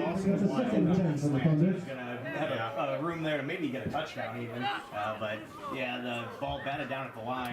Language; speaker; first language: English; native; English